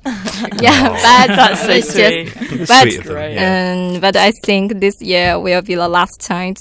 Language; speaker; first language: English; non-native, learner; Chinese